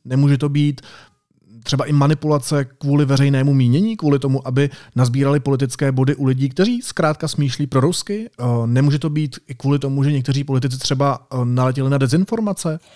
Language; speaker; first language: Czech; native; Czech